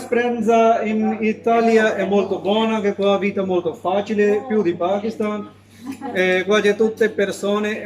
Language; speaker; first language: Italian; non-native, learner; Urdu